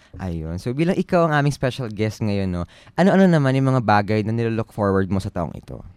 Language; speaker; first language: Filipino; native; Filipino